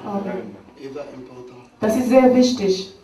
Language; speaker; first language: German; non-native, learner; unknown